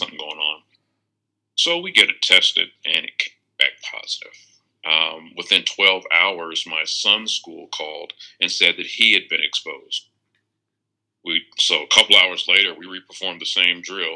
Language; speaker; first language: English; native; English